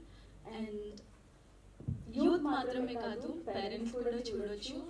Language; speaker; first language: Telugu; non-native, learner; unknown